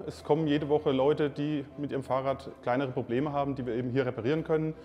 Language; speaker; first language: German; native; German